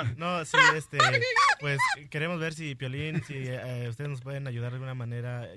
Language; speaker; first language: Spanish; native; Spanish